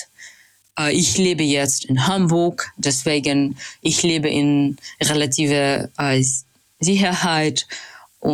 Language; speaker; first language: German; non-native, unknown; Russian